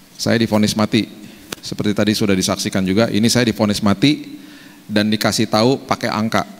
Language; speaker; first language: Indonesian; native; Indonesian